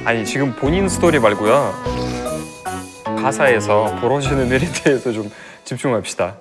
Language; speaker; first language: Korean; non-native, fluent; Russian